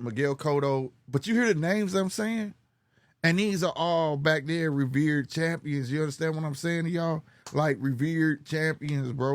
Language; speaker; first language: English; native; English